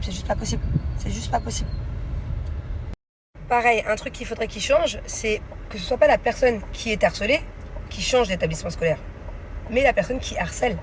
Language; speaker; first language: French; native; French